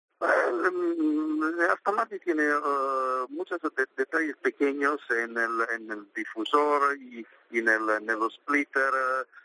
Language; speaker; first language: Spanish; non-native, learner; Italian